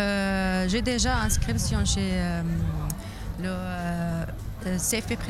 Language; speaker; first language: French; non-native, learner; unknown